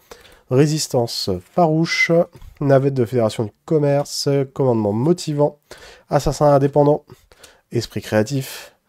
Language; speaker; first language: French; native; French